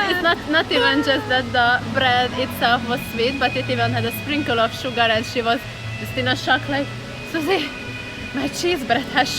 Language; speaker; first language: English; non-native, fluent; Hungarian